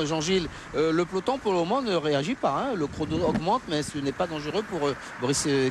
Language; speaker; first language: French; native; French